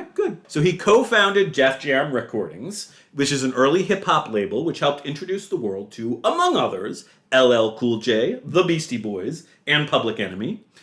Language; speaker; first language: English; native; English